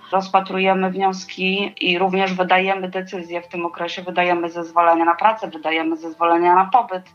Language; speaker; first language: Polish; native; Polish